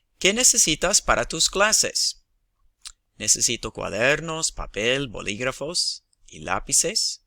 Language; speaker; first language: Spanish; non-native, fluent; English